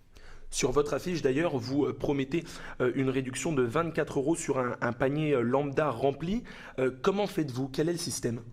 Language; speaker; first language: French; native; French